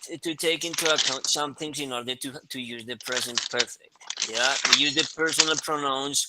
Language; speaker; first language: English; non-native, fluent; Spanish